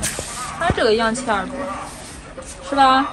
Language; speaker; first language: Chinese; native; Chinese